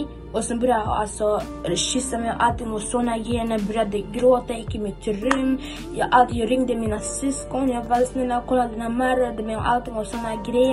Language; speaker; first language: Swedish; early bilingual, other home language; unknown